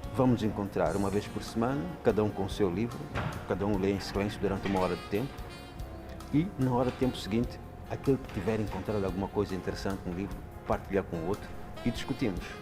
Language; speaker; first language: Portuguese; non-native, local second language; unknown